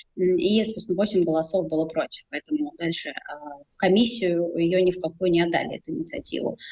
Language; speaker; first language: Russian; native; Russian